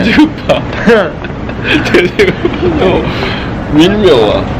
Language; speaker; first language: Japanese; non-native, fluent; Korean